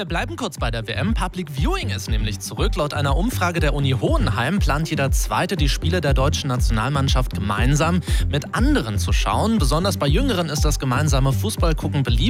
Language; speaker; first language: German; native; German